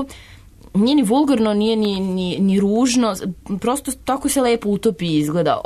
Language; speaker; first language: Serbian; native; Serbian